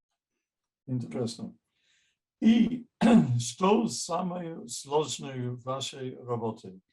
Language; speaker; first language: Russian; non-native, fluent; English